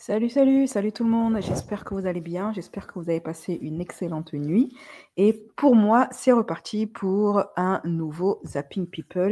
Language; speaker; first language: French; native; French